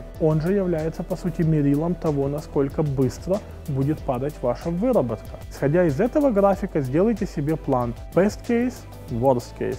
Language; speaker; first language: Russian; native; Russian